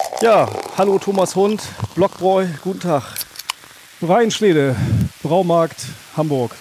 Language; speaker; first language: German; native; German